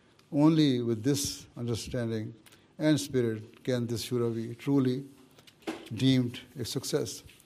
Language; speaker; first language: English; non-native, local second language; Urdu